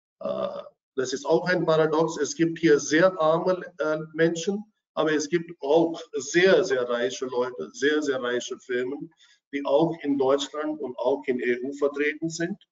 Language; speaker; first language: German; non-native, fluent; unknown